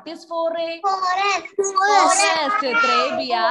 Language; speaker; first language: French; non-native, fluent; Malayalam